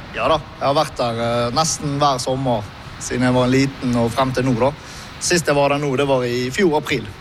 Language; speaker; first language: Norwegian; early bilingual, other home language; Arabic